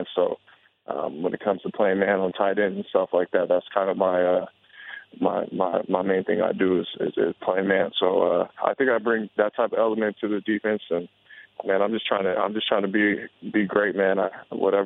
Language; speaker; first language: English; native; English